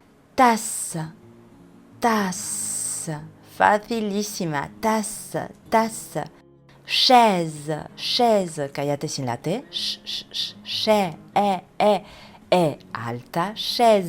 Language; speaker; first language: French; non-native, fluent; Spanish